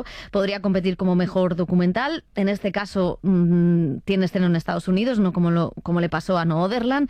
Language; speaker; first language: Spanish; native; Spanish